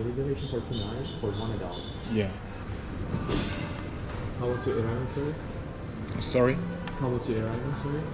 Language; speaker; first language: English; non-native, fluent; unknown